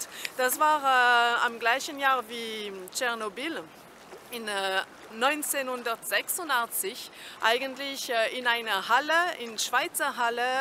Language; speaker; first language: German; non-native, fluent; French